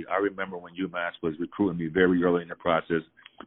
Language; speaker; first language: English; native; English